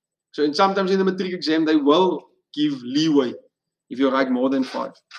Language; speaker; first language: English; non-native, local second language; Afrikaans